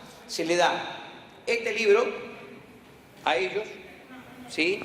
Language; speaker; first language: Spanish; native; Spanish